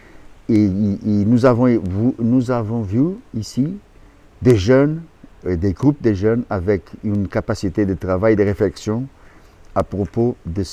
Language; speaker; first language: French; non-native, fluent; Portuguese